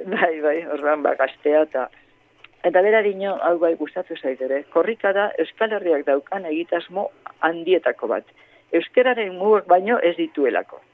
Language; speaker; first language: Basque; native; Basque